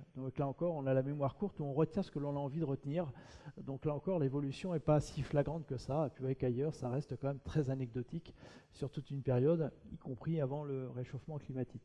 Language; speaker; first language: French; native; French